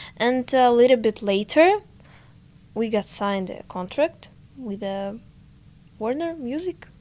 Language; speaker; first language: English; non-native, fluent; Ukrainian